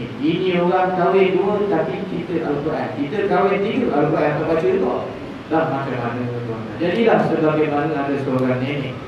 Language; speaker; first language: Malay; native; Malay